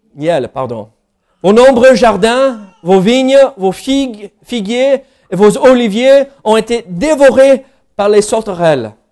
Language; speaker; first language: French; non-native, fluent; English